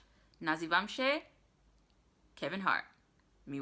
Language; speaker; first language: Polish; non-native, learner; English